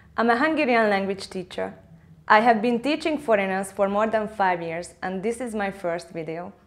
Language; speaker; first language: English; non-native, fluent; Hungarian